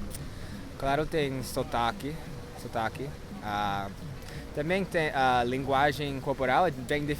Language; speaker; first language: Portuguese; non-native, learner; English